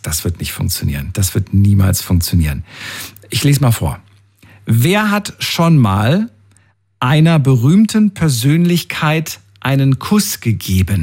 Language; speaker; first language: German; native; German